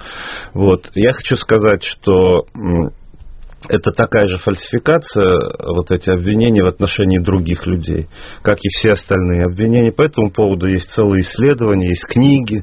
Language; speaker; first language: Russian; native; Russian